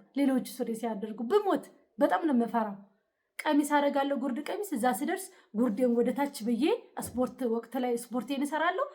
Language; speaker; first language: Amharic; native; Amharic